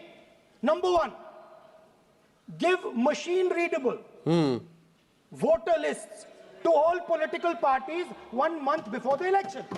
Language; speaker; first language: English; non-native, local second language; Hindi